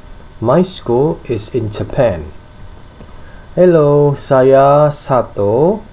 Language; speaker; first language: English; non-native, fluent; Indonesian